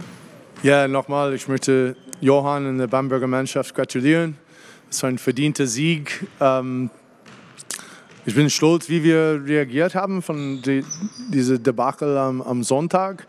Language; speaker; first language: German; non-native, fluent; English